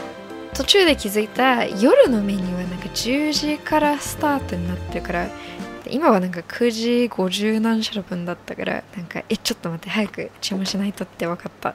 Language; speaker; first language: Japanese; non-native, fluent; English